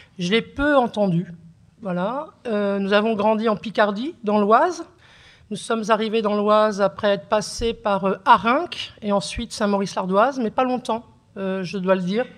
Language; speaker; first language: French; early bilingual, other home language; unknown